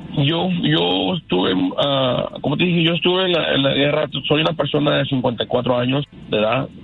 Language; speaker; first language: Spanish; early bilingual, heritage; Spanish